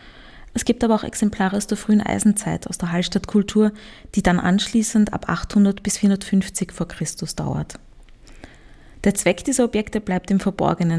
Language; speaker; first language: German; native; German